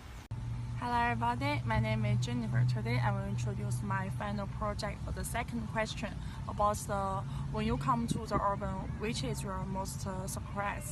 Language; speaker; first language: English; non-native, learner; Chinese